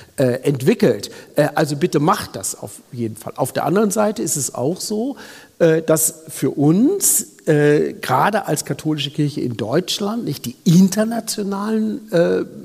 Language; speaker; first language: German; native; German